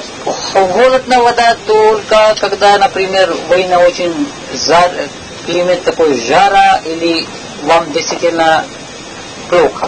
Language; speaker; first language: Russian; non-native, learner; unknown